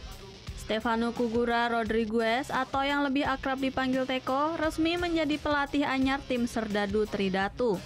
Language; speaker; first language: Indonesian; native; Indonesian